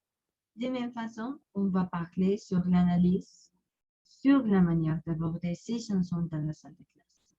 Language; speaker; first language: French; non-native, learner; Spanish